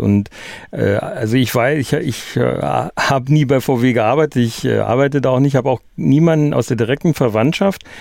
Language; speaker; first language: German; native; German